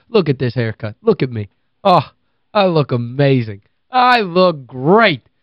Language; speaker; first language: English; native; English